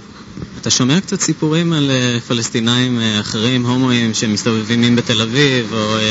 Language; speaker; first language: Hebrew; native; Hebrew